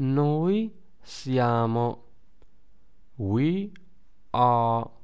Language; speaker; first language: Italian; non-native, fluent; English